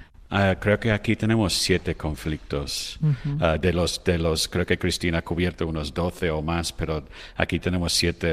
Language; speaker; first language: Spanish; non-native, fluent; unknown